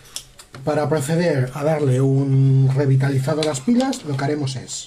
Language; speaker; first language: Spanish; native; Spanish